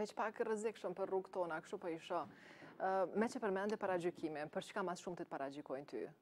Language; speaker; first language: Albanian; native; Albanian